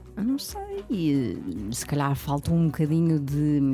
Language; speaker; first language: Portuguese; native; Portuguese